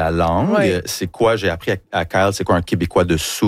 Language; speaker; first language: French; early bilingual, other home language; English